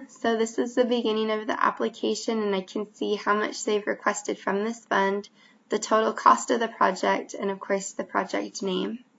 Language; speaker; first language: English; native; English